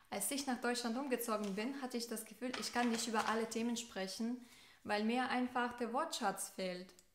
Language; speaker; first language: German; non-native, fluent; Russian